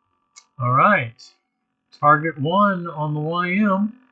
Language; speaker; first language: English; native; English